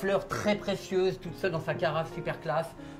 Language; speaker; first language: French; native; French